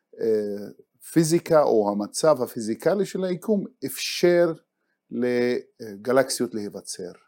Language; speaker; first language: Hebrew; non-native, local second language; Arabic